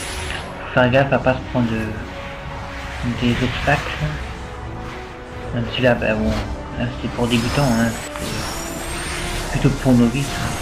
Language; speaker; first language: French; native; French